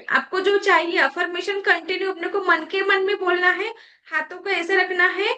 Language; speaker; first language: Hindi; non-native, local second language; Marathi